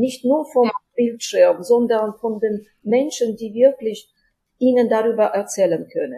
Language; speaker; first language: German; non-native, fluent; Ukrainian